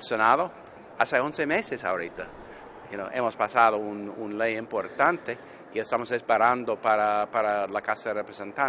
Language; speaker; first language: Spanish; non-native, fluent; English